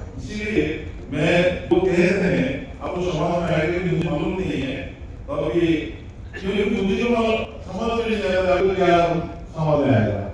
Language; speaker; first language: Hindi; non-native, learner; Bangla